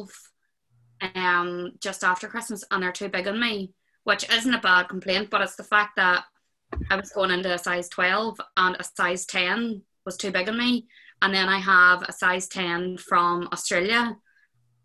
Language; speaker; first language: English; native; English